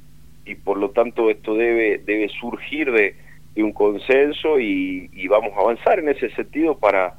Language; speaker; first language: Spanish; native; Spanish